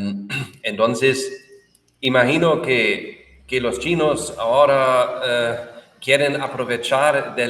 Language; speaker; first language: Spanish; non-native, fluent; German